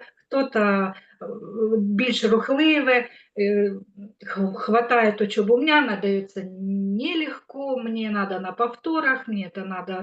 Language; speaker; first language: Ukrainian; non-native, local second language; Russian